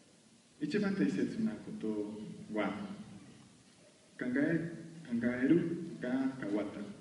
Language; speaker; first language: Japanese; non-native, learner; Spanish